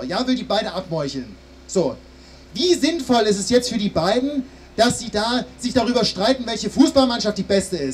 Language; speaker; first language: German; native; German